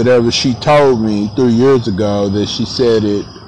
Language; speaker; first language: English; native; English